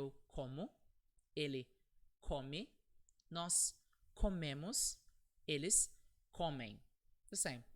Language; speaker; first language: Portuguese; non-native, fluent; English